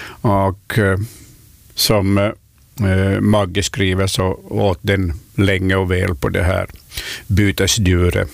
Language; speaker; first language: Swedish; native; Swedish